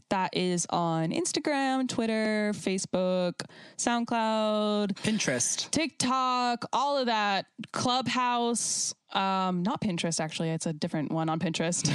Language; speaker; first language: English; native; English